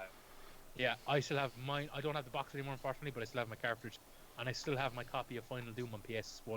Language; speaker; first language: English; native; English